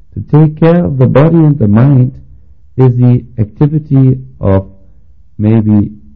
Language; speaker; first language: English; non-native, fluent; German